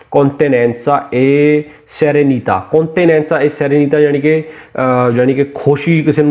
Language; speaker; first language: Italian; non-native, learner; Punjabi